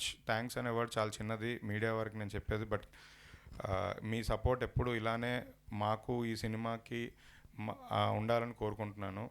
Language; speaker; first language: Telugu; native; Telugu